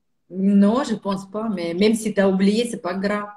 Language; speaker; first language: French; non-native, fluent; Russian